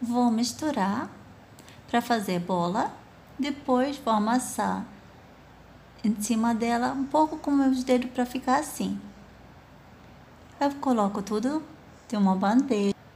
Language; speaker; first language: Portuguese; non-native, fluent; Arabic